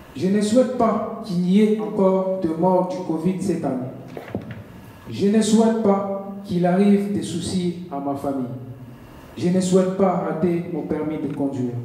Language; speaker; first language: French; non-native, learner; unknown